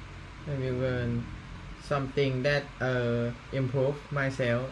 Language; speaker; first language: English; non-native, learner; Thai